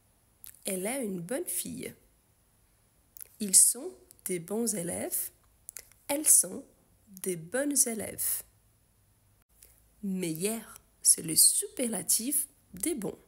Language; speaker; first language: French; non-native, fluent; Portuguese